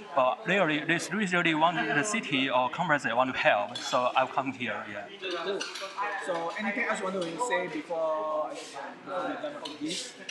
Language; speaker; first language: English; non-native, fluent; Chinese